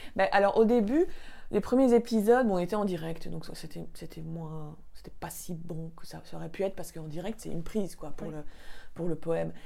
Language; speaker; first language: French; native; French